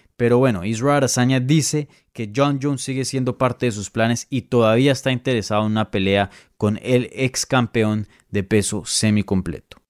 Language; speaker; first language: Spanish; native; Spanish